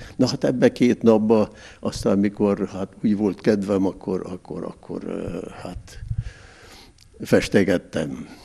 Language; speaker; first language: Hungarian; native; Hungarian